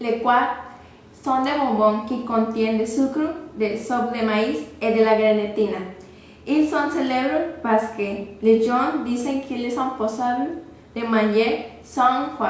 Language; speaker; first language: French; non-native, learner; Spanish